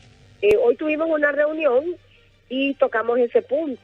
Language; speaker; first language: Spanish; native; Spanish